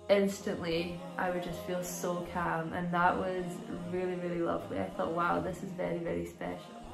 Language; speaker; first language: English; native; English